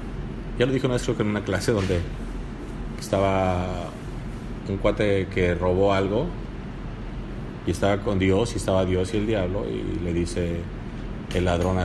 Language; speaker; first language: Spanish; native; Spanish